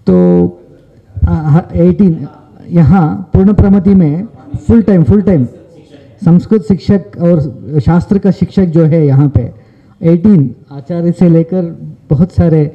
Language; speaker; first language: Hindi; non-native, local second language; Kannada